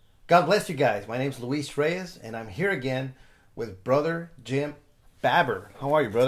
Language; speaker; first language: English; early bilingual, other home language; Spanish